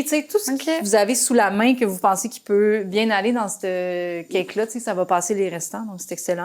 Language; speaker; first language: French; native; French